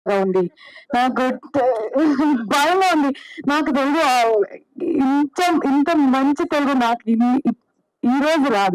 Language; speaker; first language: Telugu; non-native, learner; Kannada